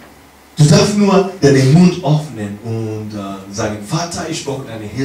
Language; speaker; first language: German; non-native, learner; English